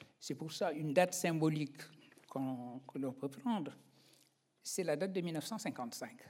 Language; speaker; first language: French; non-native, local second language; Wolof